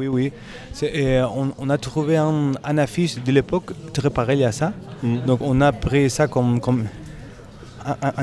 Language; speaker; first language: French; non-native, learner; Spanish